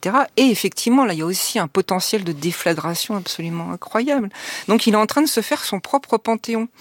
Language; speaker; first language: French; native; French